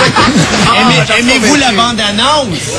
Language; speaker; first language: French; native; French